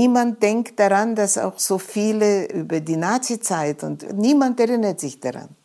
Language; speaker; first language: German; non-native, fluent; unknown